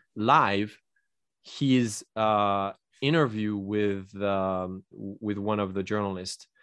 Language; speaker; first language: English; non-native, fluent; French